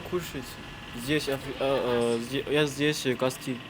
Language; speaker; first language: Russian; non-native, learner; Chinese